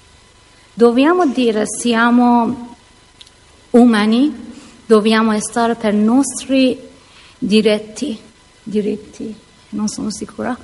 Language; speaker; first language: Italian; non-native, learner; Persian